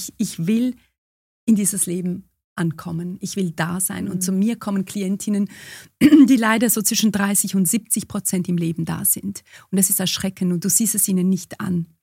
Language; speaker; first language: German; early bilingual, other home language; Romanian